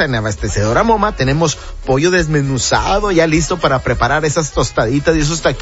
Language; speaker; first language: Spanish; native; Spanish